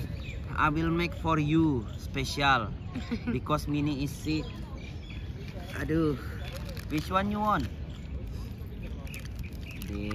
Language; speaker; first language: English; non-native, learner; Indonesian